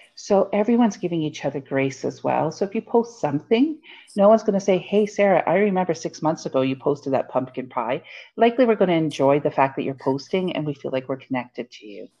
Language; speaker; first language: English; native; English